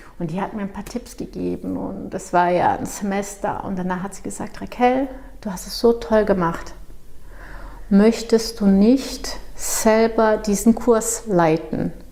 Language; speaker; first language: German; non-native, fluent; Portuguese